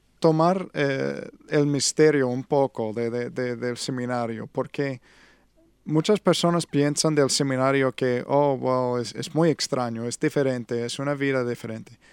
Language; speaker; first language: Spanish; non-native, learner; English